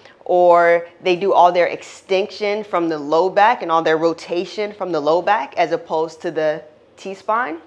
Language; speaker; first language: English; native; English